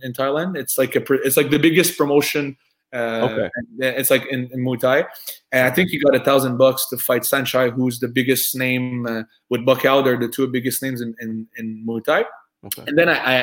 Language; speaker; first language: English; non-native, fluent; French